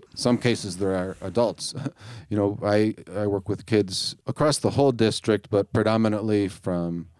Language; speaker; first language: English; native; English